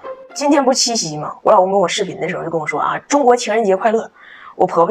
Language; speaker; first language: Chinese; native; Chinese